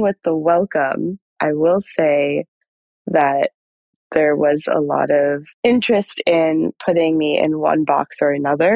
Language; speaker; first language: English; native; English